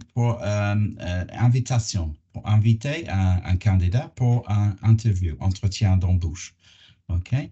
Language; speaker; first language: French; non-native, learner; English